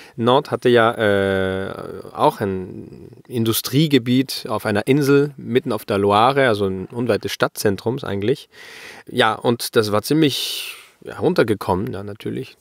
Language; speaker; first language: German; early bilingual, heritage; German